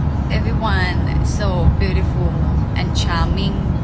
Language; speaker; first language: English; non-native, learner; Thai